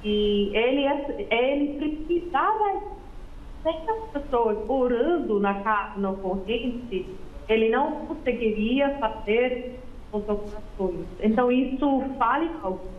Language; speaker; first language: Portuguese; non-native, fluent; Dutch